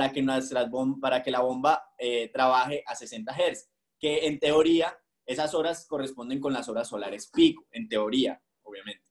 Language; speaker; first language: Spanish; native; Spanish